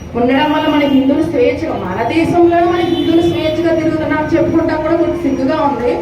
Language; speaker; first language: Telugu; native; Telugu